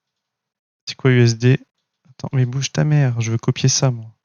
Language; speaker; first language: French; native; French